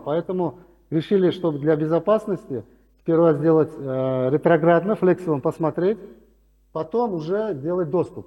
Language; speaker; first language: Russian; non-native, local second language; Uzbek